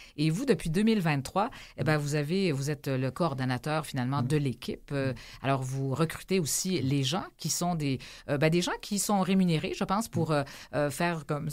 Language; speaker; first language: French; native; French